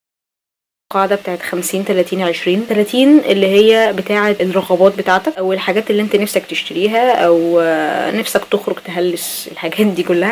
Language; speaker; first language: Arabic; native; Arabic